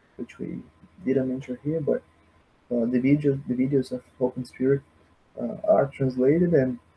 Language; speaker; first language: English; non-native, fluent; Portuguese